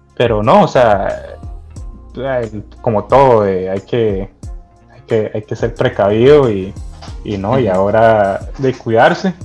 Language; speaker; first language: Spanish; native; Spanish